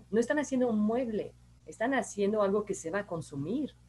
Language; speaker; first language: Spanish; non-native, fluent; French